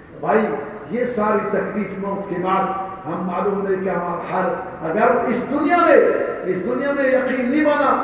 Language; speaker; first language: Urdu; non-native, learner; Arabic